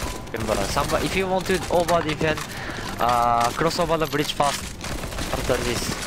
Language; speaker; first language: English; non-native, learner; Japanese